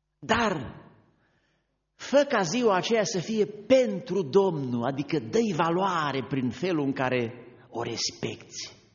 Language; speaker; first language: Romanian; native; Romanian